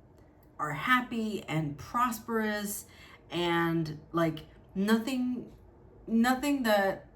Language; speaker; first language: English; native; English